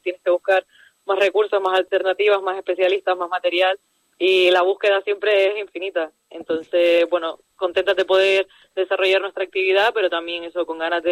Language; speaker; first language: Spanish; native; Spanish